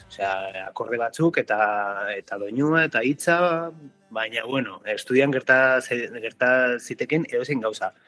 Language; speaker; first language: Basque; native; Basque